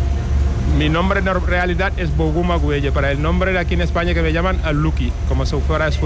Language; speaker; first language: Spanish; non-native, learner; Wolof